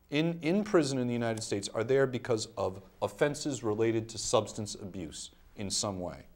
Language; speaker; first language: English; native; English